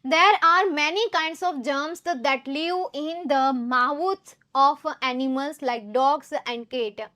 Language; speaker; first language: English; non-native, local second language; Gujarati